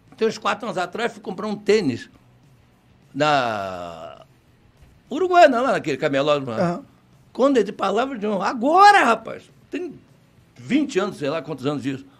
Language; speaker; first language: Portuguese; native; Portuguese